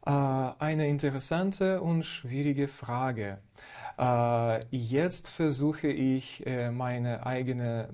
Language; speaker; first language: German; non-native, fluent; Ukrainian